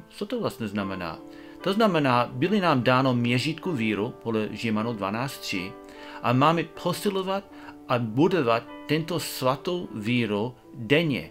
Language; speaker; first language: Czech; non-native, fluent; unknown